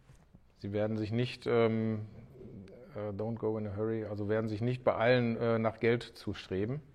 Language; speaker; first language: German; native; German